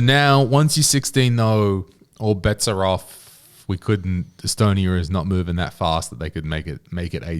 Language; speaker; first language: English; native; English